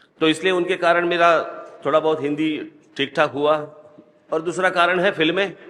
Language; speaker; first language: Hindi; non-native, local second language; Marathi